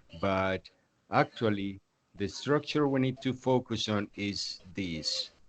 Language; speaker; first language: English; non-native, fluent; Spanish